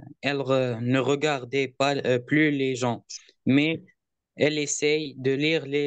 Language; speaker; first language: French; non-native, learner; Arabic